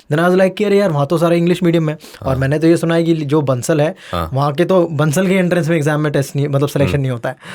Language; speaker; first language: Hindi; native; Hindi